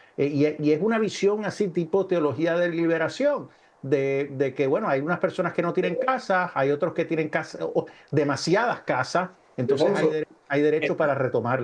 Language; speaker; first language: Spanish; native; Spanish